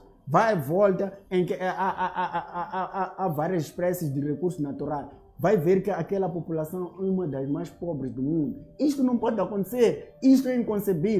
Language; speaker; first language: Portuguese; native; Portuguese